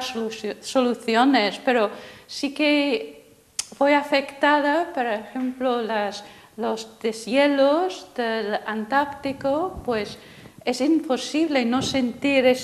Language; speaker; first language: Spanish; non-native, fluent; English